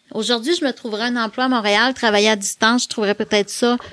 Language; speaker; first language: French; native; French